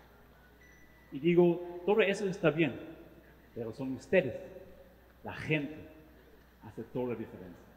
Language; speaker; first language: Spanish; non-native, fluent; German